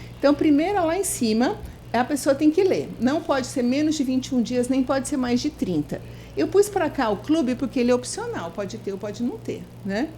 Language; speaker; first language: Portuguese; native; Portuguese